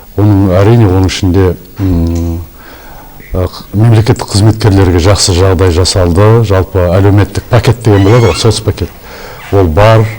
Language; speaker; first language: Kazakh; native; Kazakh